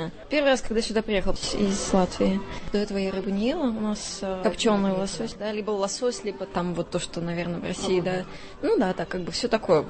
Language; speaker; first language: Russian; native; Russian